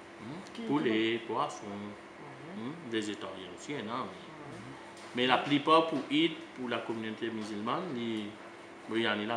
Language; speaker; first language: French; non-native, learner; Morisyen